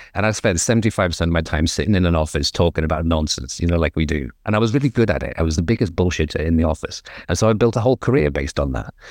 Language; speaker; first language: English; native; English